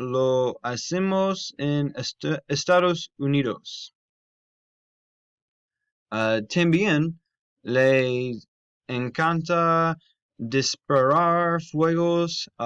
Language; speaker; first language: Spanish; non-native, learner; English